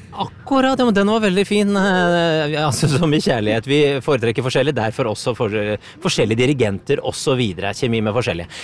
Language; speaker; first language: Norwegian; native; Norwegian